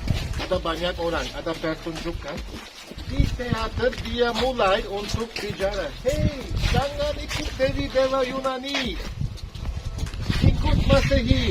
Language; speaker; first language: Indonesian; non-native, fluent; Turkish